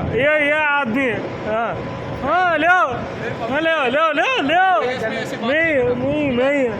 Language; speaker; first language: Hindi; non-native, local second language; Kannada